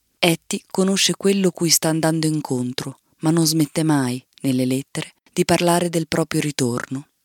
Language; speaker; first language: Italian; native; Italian